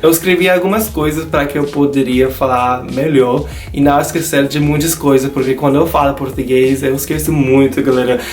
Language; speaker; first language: Portuguese; non-native, learner; English